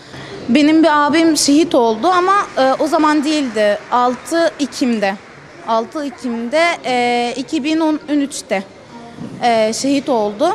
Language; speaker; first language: Turkish; non-native, fluent; Arabic